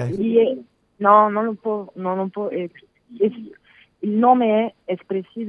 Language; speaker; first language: Italian; non-native, learner; French